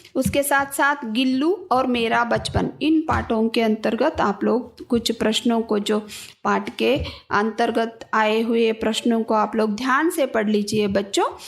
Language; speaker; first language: Hindi; non-native, local second language; Kannada